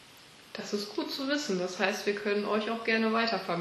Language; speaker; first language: German; native; German